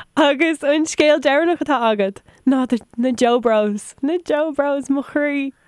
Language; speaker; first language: Irish; non-native, local second language; English